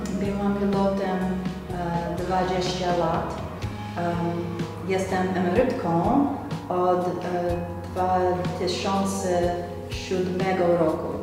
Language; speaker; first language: Polish; non-native, learner; English